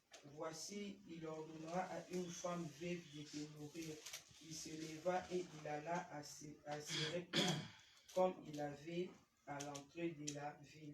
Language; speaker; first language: French; non-native, local second language; Lingala